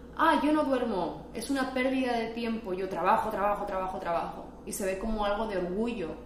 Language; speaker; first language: Spanish; native; Spanish